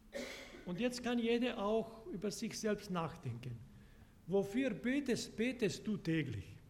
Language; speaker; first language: German; non-native, fluent; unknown